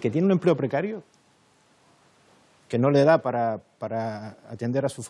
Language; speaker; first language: Spanish; native; Spanish